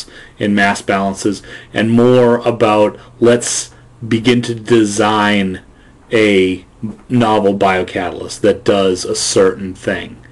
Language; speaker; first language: English; native; English